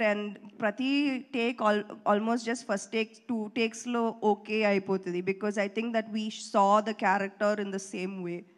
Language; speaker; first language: Telugu; non-native, fluent; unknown